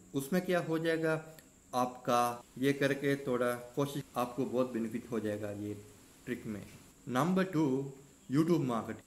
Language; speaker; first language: Hindi; non-native, learner; Sinhala